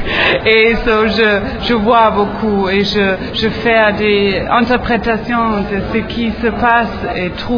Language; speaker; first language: French; non-native, learner; German